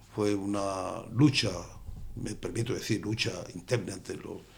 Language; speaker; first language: Spanish; native; Spanish